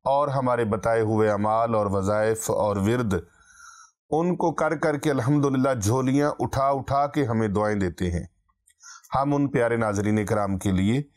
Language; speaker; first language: Urdu; non-native, local second language; Punjabi